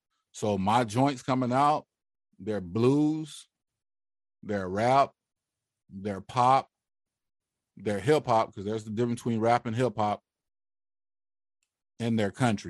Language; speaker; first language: English; native; English